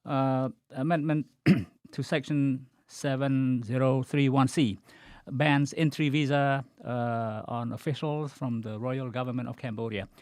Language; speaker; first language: English; non-native, fluent; Khmer